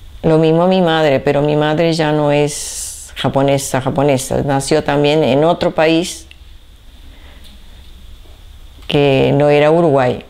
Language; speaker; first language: Spanish; early bilingual, other home language; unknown